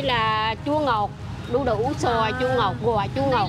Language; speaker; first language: Vietnamese; native; Vietnamese